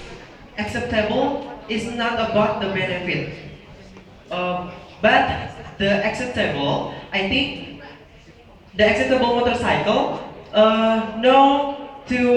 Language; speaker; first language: English; non-native, learner; Indonesian